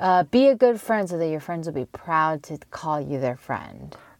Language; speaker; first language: English; native; English